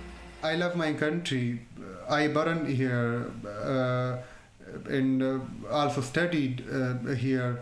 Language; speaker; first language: English; non-native, learner; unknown